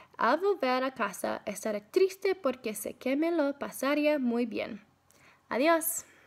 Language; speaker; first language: Spanish; early bilingual, heritage; Spanish